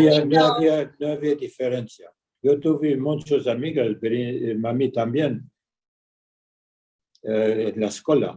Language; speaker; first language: Spanish; early bilingual, heritage; Ladino